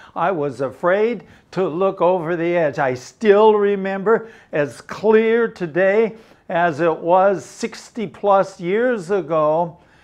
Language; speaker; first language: English; native; English